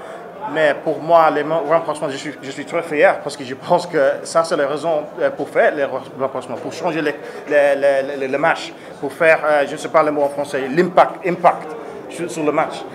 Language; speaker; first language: French; non-native, learner; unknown